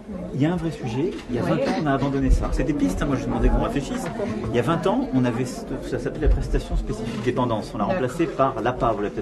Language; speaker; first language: French; native; French